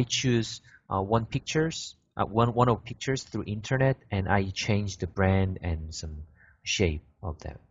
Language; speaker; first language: English; non-native, learner; Korean